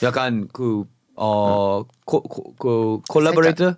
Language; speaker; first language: Korean; non-native, fluent; English